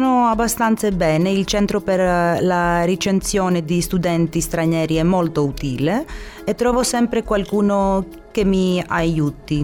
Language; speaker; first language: Italian; non-native, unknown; Greek